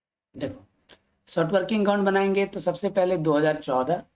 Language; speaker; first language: Hindi; native; Hindi